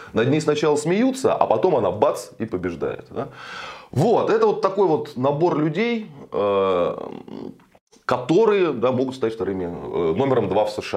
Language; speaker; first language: Russian; native; Russian